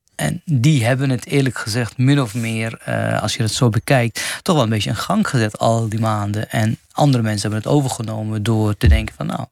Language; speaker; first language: Dutch; non-native, fluent; Arabic